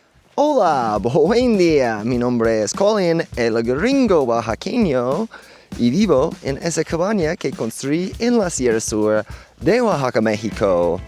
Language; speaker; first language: Spanish; non-native, fluent; English